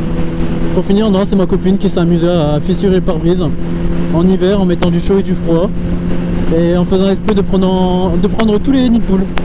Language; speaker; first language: French; native; French